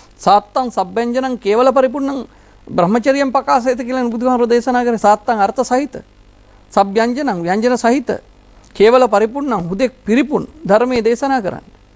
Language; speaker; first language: Sinhala; native; Sinhala